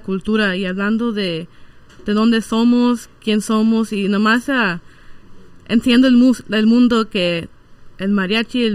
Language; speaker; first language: Spanish; early bilingual, heritage; Spanish